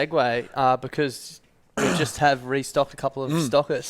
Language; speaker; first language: English; native; English